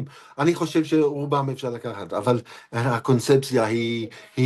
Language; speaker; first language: Hebrew; non-native, fluent; English